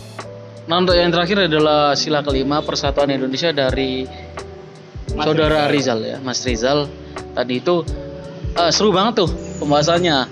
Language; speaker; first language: Indonesian; native; Indonesian